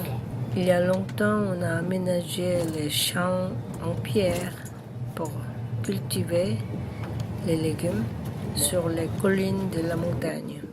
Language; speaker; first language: French; non-native, learner; Korean